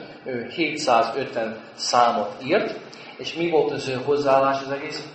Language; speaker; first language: Hungarian; non-native, fluent; English